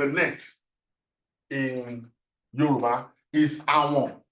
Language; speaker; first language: English; non-native, local second language; Yoruba